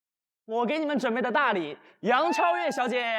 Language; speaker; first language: Chinese; native; Chinese